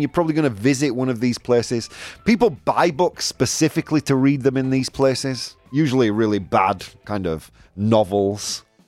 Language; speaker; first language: English; native; English